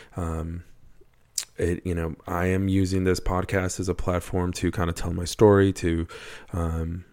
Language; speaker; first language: English; native; English